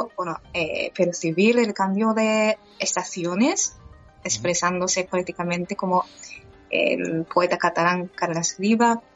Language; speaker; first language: Spanish; non-native, fluent; Japanese